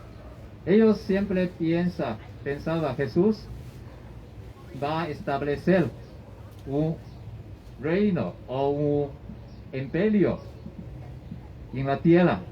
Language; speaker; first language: Spanish; non-native, learner; Chinese